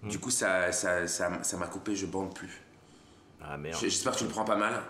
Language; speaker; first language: French; native; French